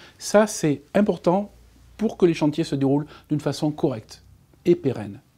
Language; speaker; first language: French; native; French